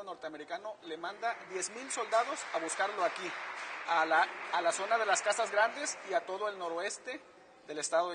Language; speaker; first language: Spanish; native; Spanish